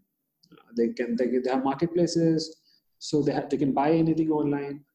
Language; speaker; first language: English; non-native, local second language; Hindi